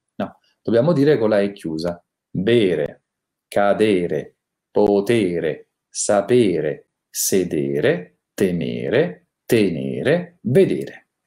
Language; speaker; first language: Italian; native; Italian